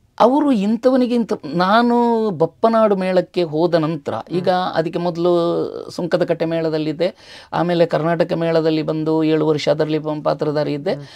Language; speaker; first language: Kannada; non-native, local second language; Tulu